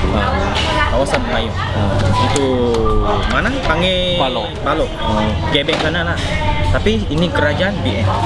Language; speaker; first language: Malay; non-native, local second language; Cantonese